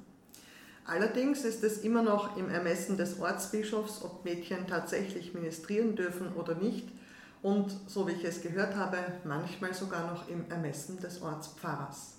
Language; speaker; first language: German; native; German